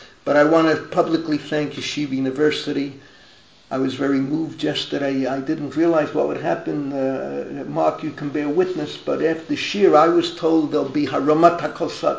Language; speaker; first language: English; native; English